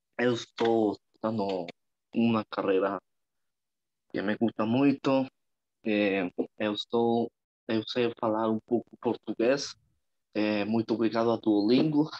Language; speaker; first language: Portuguese; non-native, learner; Spanish